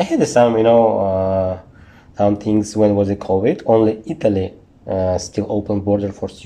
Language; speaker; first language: English; non-native, learner; Russian